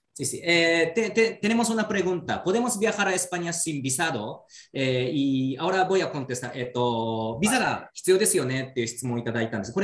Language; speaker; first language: Spanish; non-native, learner; Japanese